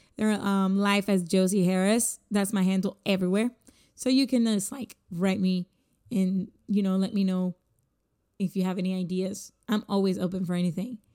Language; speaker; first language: English; non-native, fluent; Spanish